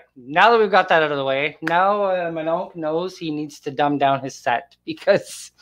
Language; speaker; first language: English; native; English